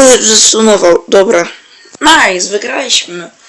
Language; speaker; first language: Polish; native; Polish